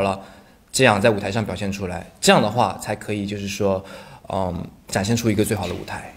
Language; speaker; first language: Chinese; native; Chinese